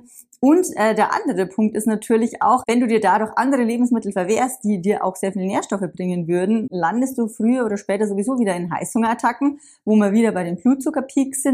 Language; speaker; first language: German; native; German